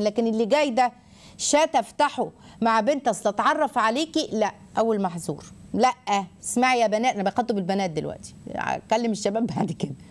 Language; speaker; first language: Arabic; native; Arabic